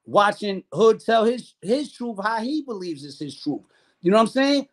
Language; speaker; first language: English; native; English